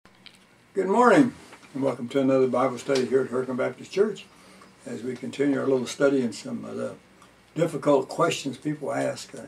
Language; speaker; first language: English; native; English